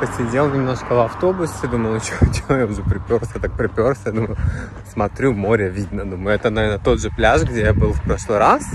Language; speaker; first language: Russian; native; Russian